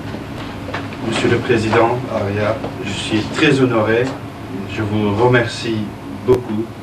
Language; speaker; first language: French; non-native, fluent; Persian